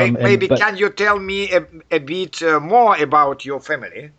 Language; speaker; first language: English; non-native, learner; Russian